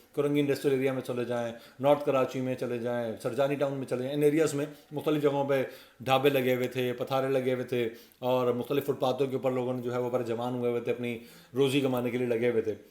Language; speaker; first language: Urdu; non-native, local second language; Punjabi